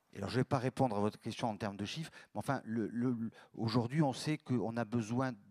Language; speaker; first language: French; native; French